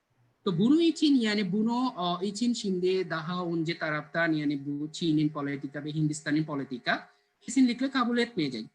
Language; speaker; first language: Turkish; non-native, learner; Bangla